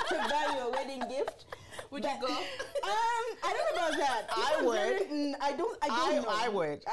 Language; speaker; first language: English; non-native, local second language; Swahili